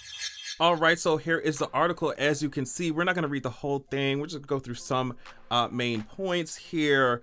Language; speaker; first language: English; native; English